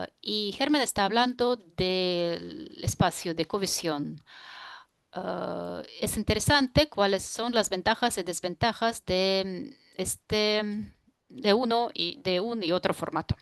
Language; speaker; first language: Spanish; non-native, fluent; Russian